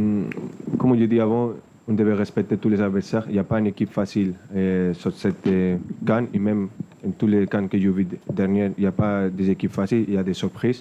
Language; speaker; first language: French; non-native, fluent; Spanish